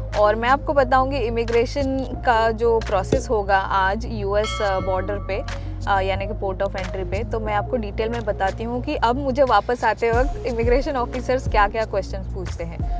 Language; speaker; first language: Hindi; native; Hindi